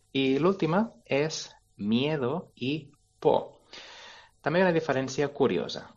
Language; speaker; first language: Catalan; native; Catalan